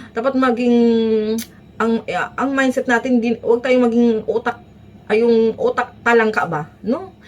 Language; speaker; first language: Filipino; native; Filipino